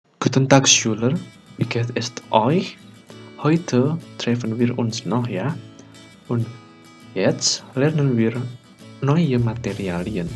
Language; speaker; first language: German; non-native, learner; Indonesian